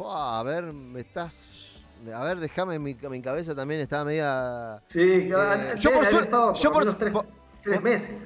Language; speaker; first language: Spanish; native; Spanish